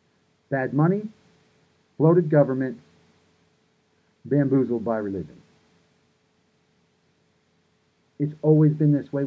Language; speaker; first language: English; native; English